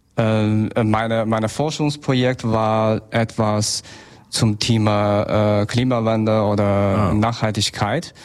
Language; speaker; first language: German; non-native, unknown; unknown